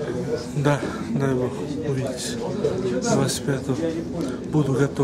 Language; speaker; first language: Russian; non-native, fluent; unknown